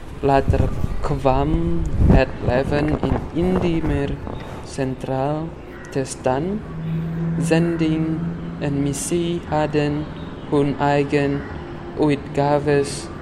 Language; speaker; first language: Dutch; non-native, learner; Indonesian